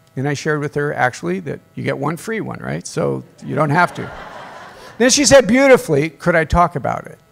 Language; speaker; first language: English; native; English